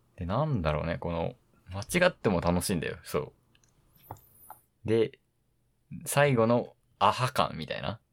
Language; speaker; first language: Japanese; native; Japanese